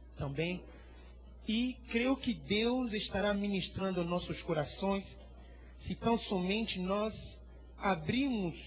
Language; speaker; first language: Portuguese; non-native, fluent; French